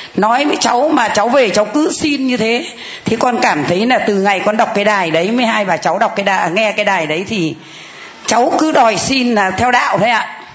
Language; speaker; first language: Vietnamese; native; Vietnamese